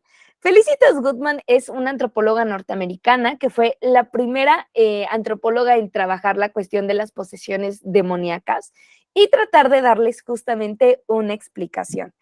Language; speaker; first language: Spanish; native; Spanish